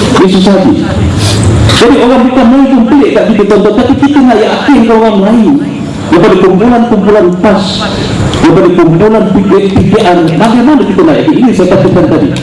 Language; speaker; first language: Malay; native; Malay